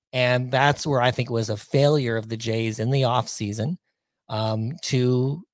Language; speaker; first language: English; native; English